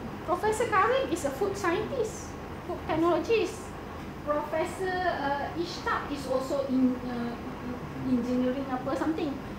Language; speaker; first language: English; non-native, local second language; Malay